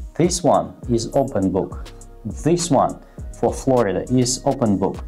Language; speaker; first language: English; non-native, fluent; Russian